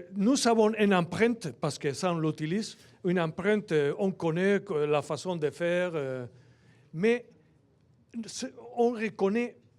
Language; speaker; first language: French; non-native, fluent; Spanish